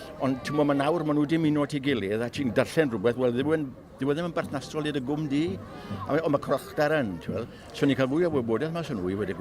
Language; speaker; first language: Welsh; native; Welsh